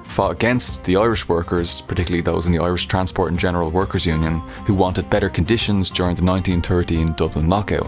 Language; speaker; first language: English; native; English